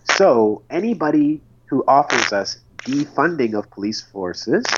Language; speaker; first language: English; native; English